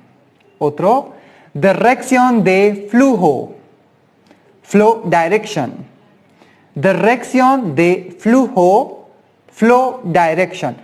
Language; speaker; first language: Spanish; non-native, learner; Hindi